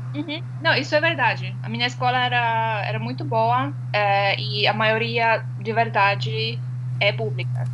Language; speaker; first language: Portuguese; non-native, fluent; Estonian